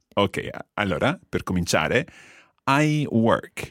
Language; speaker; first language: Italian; non-native, fluent; English